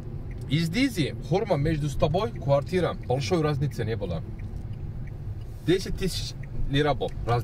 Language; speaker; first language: Russian; non-native, learner; Turkish